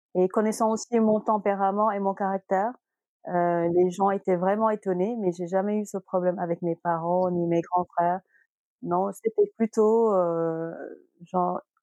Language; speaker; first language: French; non-native, local second language; Wolof